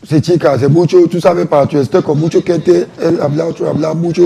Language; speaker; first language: Spanish; non-native, learner; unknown